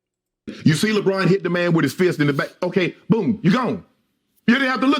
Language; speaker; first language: English; native; English